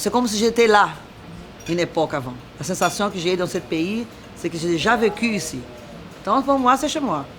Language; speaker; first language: French; non-native, learner; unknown